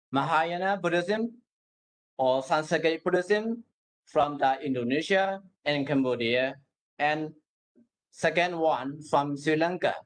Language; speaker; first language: English; non-native, learner; Burmese